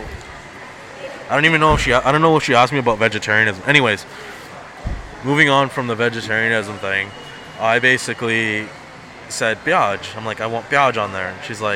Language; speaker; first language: English; non-native, fluent; Punjabi